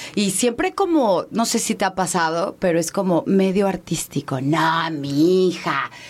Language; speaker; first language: Spanish; native; Spanish